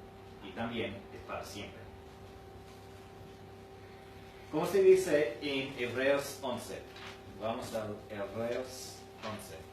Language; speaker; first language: Spanish; non-native, fluent; English